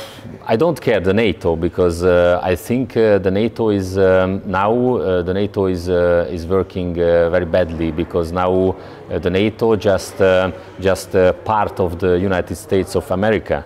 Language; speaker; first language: English; non-native, learner; Hungarian